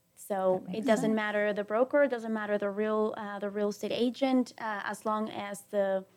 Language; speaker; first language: English; non-native, fluent; Spanish